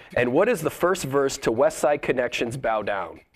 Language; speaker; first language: English; native; English